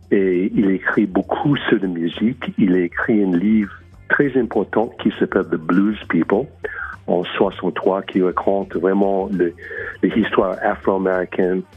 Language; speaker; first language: French; non-native, fluent; English